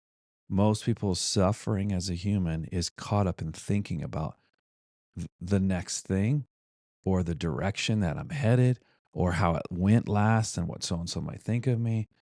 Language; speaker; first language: English; native; English